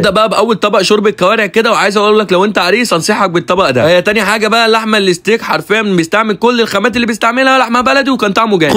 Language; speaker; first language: Arabic; native; Arabic